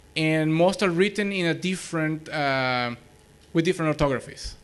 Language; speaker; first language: English; non-native, fluent; Spanish